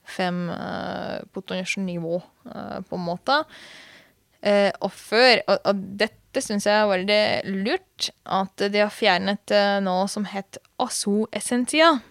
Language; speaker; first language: Norwegian; non-native, fluent; Hungarian